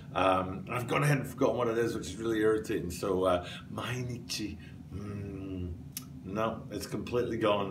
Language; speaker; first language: English; native; English